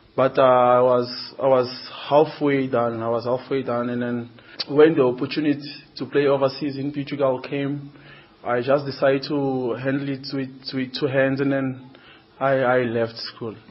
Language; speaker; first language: English; non-native, learner; Portuguese